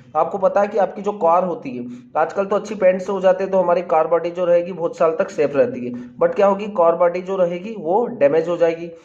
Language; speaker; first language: Hindi; native; Hindi